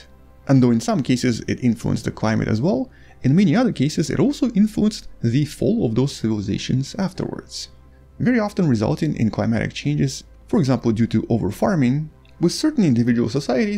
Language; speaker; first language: English; non-native, fluent; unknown